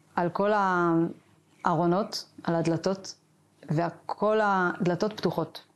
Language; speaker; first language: Hebrew; native; Hebrew